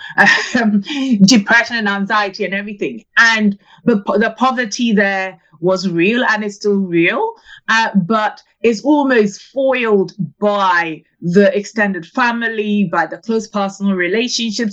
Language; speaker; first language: English; non-native, local second language; Akan